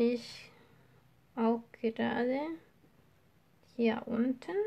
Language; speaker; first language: German; non-native, fluent; Spanish